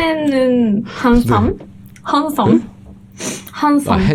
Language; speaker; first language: Korean; non-native, fluent; Japanese